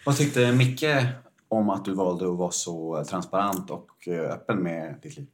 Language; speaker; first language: Swedish; native; Swedish